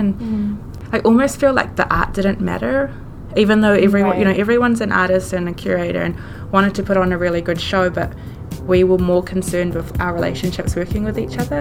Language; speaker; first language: English; native; English